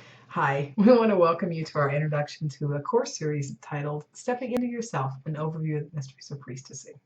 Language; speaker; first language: English; native; English